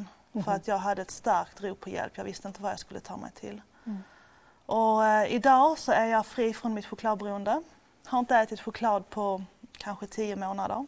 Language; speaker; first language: Swedish; native; Swedish